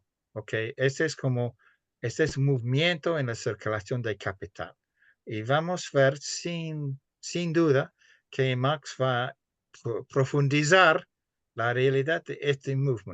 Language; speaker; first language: Spanish; non-native, fluent; English